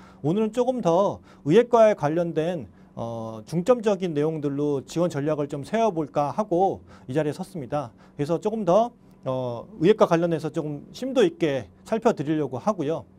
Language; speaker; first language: Korean; native; Korean